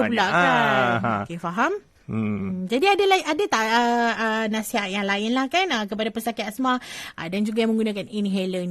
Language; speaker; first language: Malay; native; Malay